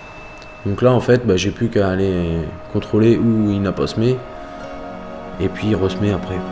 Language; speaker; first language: French; native; French